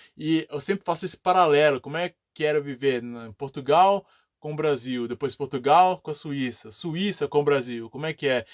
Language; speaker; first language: Portuguese; native; Portuguese